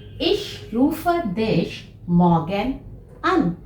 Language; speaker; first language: German; non-native, fluent; Hindi